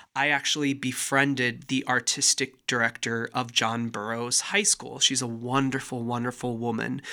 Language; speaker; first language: English; native; English